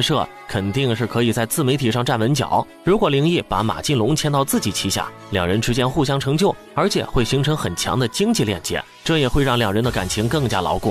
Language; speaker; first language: Chinese; native; Chinese